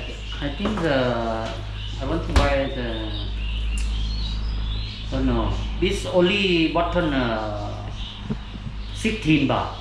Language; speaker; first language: English; non-native, learner; Thai